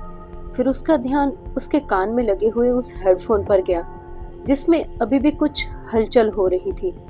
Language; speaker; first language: Hindi; native; Hindi